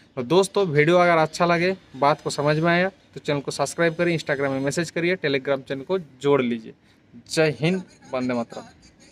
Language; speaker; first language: Hindi; non-native, local second language; Bangla